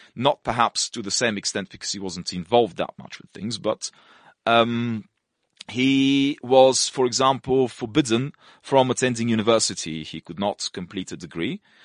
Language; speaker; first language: English; non-native, fluent; Russian